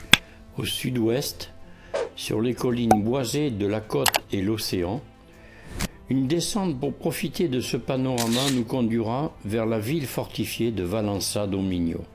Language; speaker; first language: French; native; French